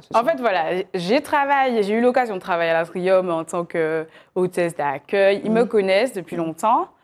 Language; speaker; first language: French; native; French